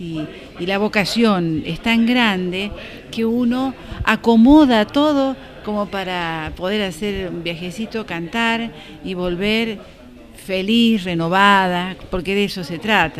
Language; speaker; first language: Spanish; native; Spanish